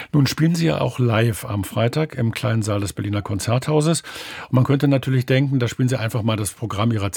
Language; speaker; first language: German; native; German